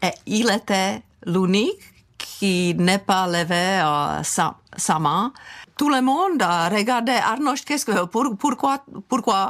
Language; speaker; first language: French; non-native, fluent; Czech